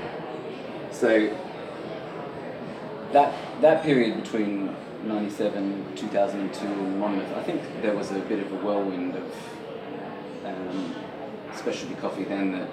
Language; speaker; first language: English; native; English